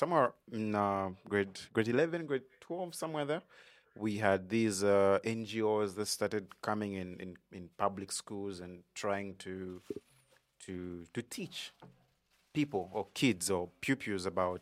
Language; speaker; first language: English; non-native, local second language; Bemba